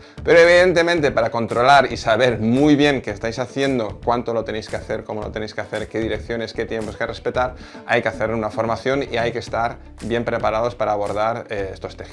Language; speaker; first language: Spanish; native; Spanish